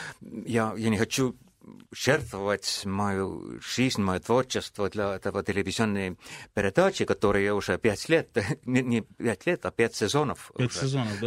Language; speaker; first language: Russian; non-native, fluent; Estonian